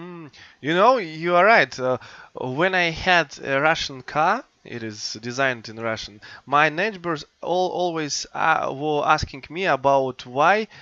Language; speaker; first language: English; non-native, fluent; Russian